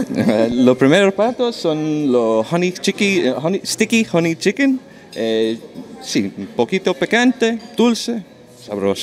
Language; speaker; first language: Spanish; non-native, learner; English